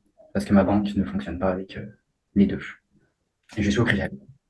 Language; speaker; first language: French; native; French